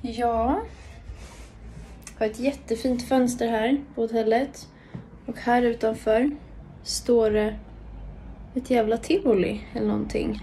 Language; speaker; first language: Swedish; native; Swedish